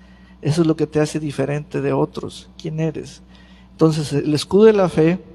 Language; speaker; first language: Spanish; native; Spanish